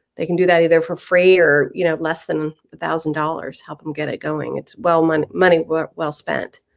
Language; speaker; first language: English; native; English